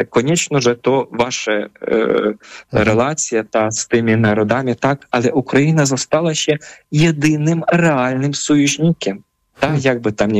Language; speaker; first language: Polish; non-native, fluent; Ukrainian